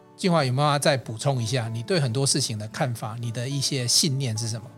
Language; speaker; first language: Chinese; native; Chinese